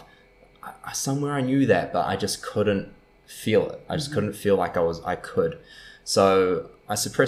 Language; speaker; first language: English; native; English